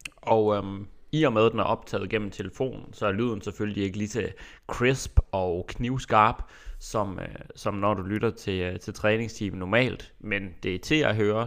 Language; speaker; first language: Danish; native; Danish